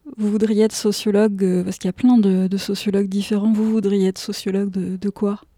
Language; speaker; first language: French; native; French